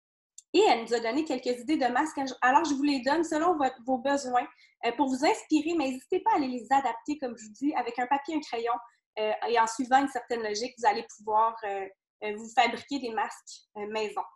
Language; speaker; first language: French; native; French